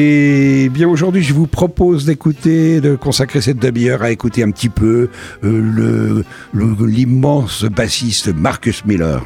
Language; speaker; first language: French; native; French